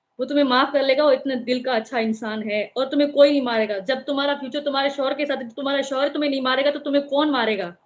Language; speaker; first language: Urdu; non-native, local second language; Sindhi